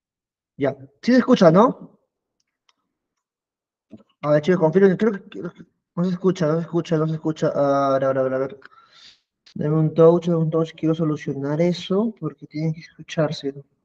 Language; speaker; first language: Spanish; native; Spanish